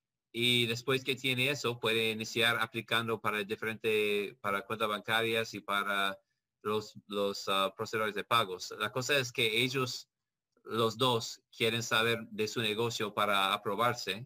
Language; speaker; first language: Spanish; non-native, learner; English